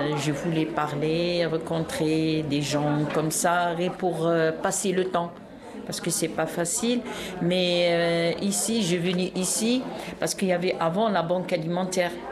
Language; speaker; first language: French; non-native, local second language; Arabic